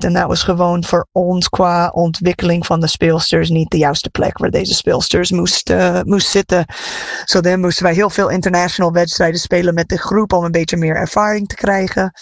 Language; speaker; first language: Dutch; non-native, fluent; English